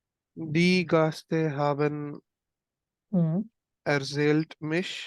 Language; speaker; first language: German; non-native, learner; Malayalam